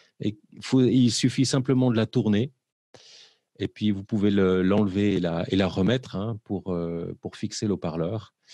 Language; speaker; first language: French; native; French